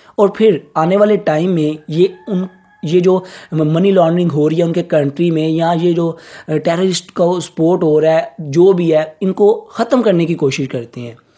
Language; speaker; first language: Urdu; native; Urdu